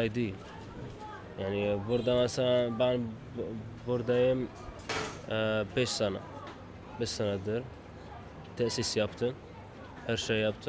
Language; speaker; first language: Turkish; non-native, learner; Arabic